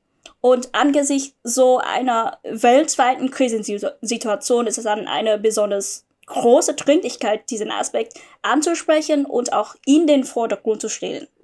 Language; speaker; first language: German; non-native, fluent; Vietnamese